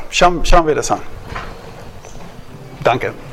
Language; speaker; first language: German; non-native, fluent; English